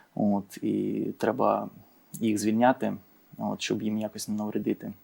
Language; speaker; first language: Ukrainian; native; Ukrainian